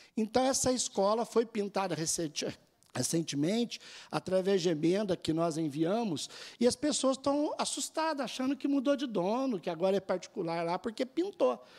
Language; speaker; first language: Portuguese; native; Portuguese